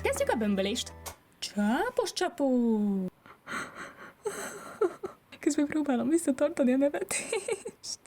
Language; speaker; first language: Hungarian; native; Hungarian